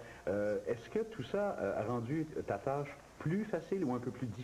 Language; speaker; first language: French; native; French